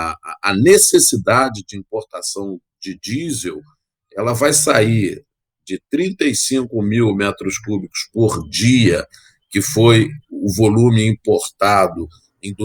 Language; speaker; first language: Portuguese; native; Portuguese